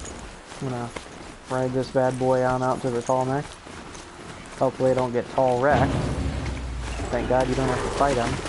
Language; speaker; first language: English; native; English